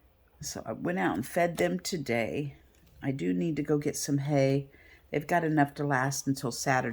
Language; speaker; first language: English; native; English